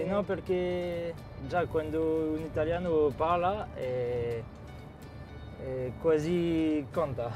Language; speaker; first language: Italian; non-native, learner; French